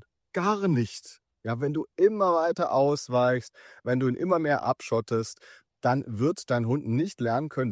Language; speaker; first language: German; native; German